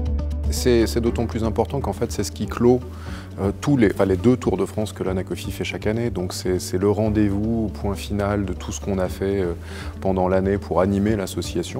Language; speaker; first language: French; native; French